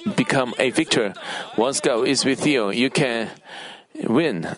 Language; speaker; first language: English; non-native, fluent; Korean